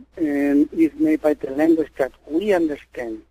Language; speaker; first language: English; non-native, fluent; Spanish